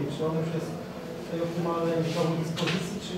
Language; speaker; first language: Polish; native; Polish